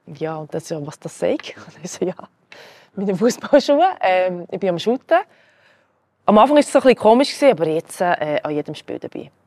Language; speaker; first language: German; early bilingual, other home language; Croatian